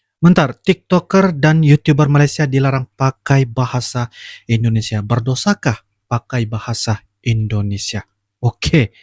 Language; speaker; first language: Malay; native; Malay